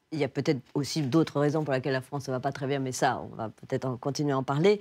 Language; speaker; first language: French; native; French